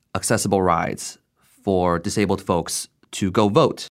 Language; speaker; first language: English; non-native, fluent; Chinese